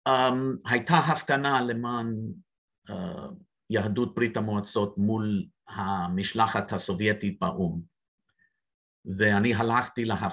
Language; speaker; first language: Hebrew; non-native, fluent; English